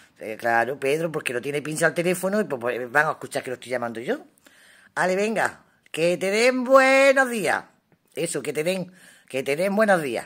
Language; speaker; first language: Spanish; native; Spanish